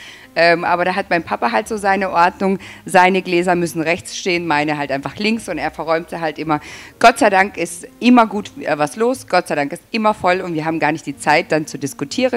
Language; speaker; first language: German; native; German